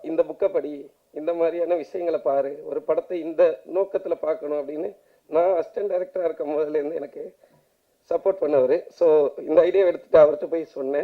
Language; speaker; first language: Tamil; native; Tamil